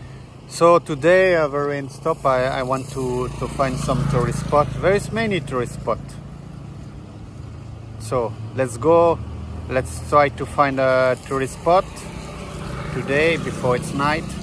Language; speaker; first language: English; non-native, learner; French